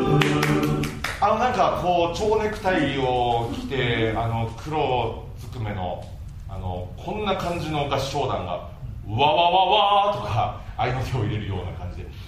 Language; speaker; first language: Japanese; native; Japanese